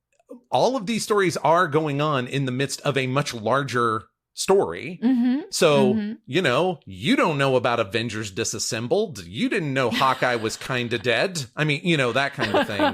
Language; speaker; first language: English; native; English